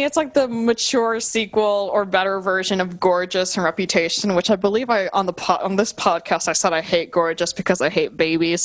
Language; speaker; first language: English; native; English